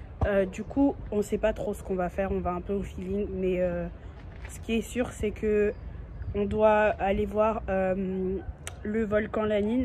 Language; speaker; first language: French; native; French